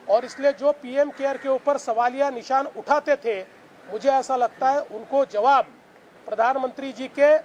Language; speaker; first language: Hindi; non-native, local second language; Marathi